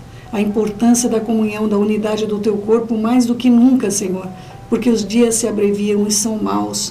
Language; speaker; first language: Portuguese; native; Portuguese